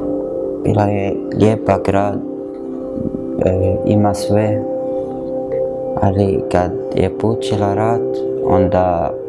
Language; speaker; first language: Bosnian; non-native, learner; Arabic